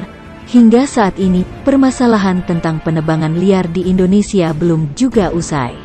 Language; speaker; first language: Indonesian; native; Indonesian